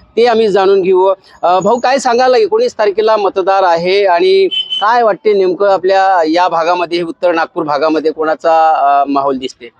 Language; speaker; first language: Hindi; non-native, local second language; Marathi